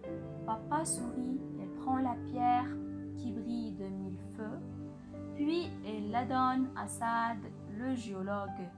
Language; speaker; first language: French; non-native, local second language; Arabic